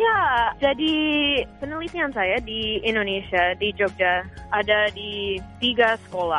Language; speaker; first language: Indonesian; non-native, fluent; English